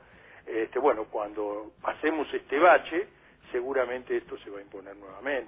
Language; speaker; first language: Spanish; native; Spanish